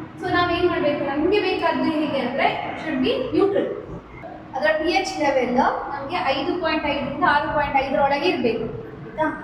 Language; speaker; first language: Kannada; native; Kannada